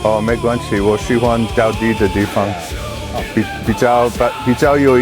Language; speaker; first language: Chinese; non-native, fluent; English